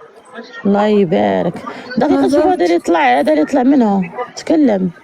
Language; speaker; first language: Arabic; native; Arabic